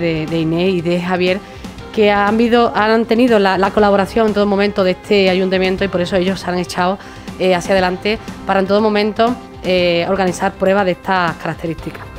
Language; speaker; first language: Spanish; native; Spanish